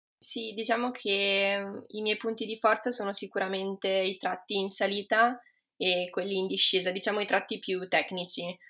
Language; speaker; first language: Italian; native; Italian